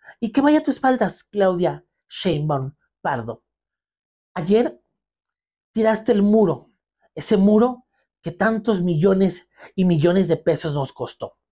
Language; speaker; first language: Spanish; native; Spanish